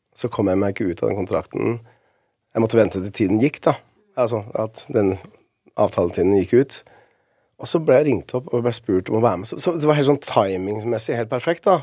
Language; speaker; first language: Norwegian; early bilingual, other home language; Spanish